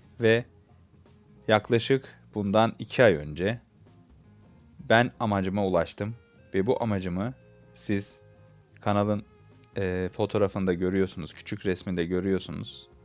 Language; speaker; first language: Turkish; native; Turkish